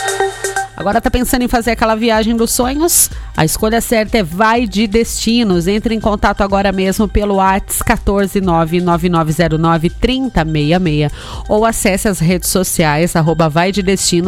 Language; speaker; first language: Portuguese; native; Portuguese